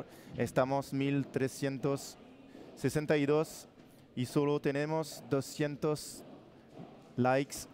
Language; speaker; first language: Spanish; non-native, learner; French